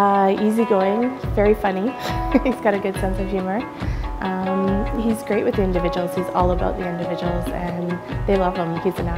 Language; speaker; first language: English; native; English